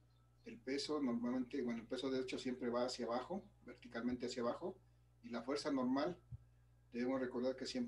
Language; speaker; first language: Spanish; native; Spanish